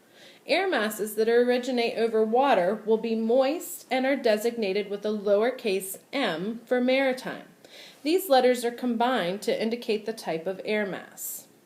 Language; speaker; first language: English; native; English